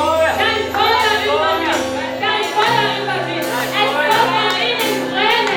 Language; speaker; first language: German; non-native, learner; French